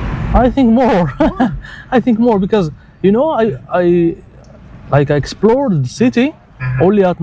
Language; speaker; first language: English; non-native, local second language; Arabic